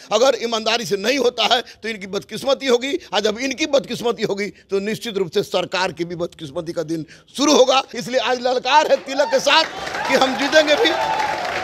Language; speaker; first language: Hindi; native; Hindi